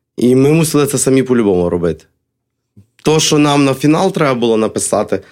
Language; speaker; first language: Ukrainian; native; Ukrainian